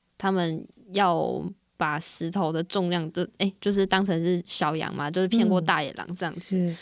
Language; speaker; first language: Chinese; native; Chinese